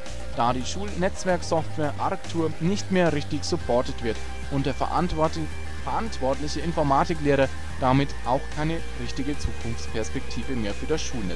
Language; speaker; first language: German; native; German